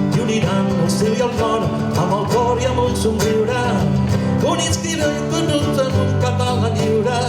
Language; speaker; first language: Catalan; non-native, local second language; Spanish